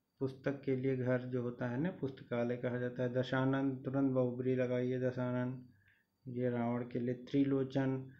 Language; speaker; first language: Hindi; native; Hindi